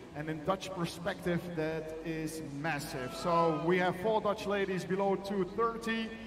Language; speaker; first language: English; non-native, fluent; Dutch